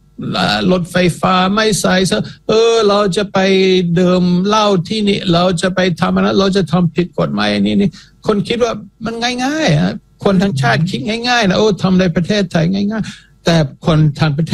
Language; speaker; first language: Thai; non-native, fluent; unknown